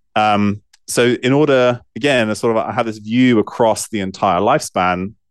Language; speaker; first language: English; native; English